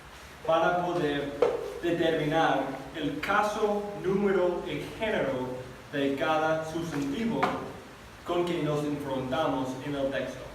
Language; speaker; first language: Spanish; non-native, fluent; English